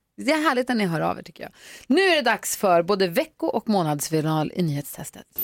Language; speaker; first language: Swedish; native; Swedish